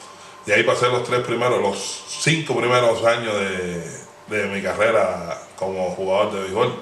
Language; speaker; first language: Spanish; native; Spanish